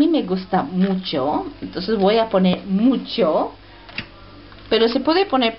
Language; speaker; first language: Spanish; non-native, fluent; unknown